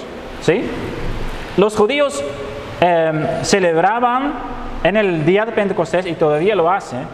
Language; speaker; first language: Spanish; non-native, fluent; Dutch